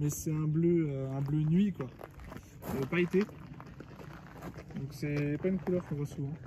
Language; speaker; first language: French; native; French